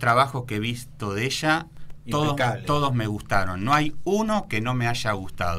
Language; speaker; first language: Spanish; native; Spanish